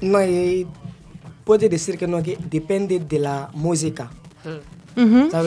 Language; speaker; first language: Spanish; non-native, fluent; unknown